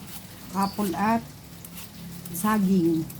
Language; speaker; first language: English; non-native, local second language; Filipino